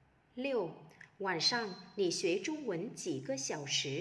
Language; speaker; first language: Chinese; non-native, fluent; Vietnamese